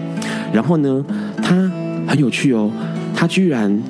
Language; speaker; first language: Chinese; native; Chinese